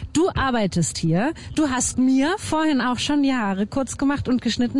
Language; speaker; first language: German; native; German